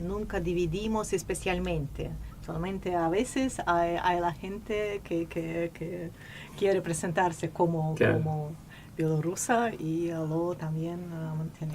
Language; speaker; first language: Spanish; non-native, fluent; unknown